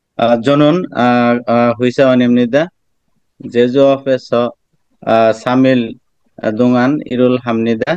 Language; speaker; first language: Korean; non-native, learner; Bangla